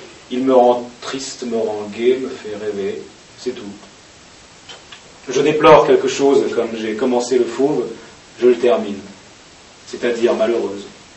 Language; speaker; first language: French; native; French